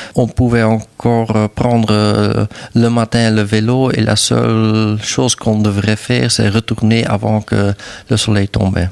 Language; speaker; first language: French; non-native, local second language; Dutch